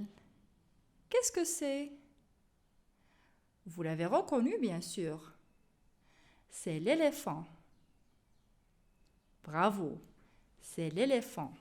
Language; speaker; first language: French; non-native, local second language; Arabic